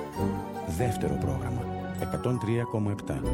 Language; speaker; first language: Greek; native; Greek